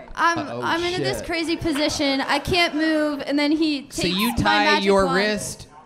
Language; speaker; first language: English; native; English